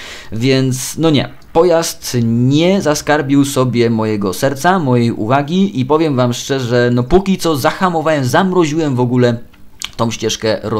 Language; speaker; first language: Polish; native; Polish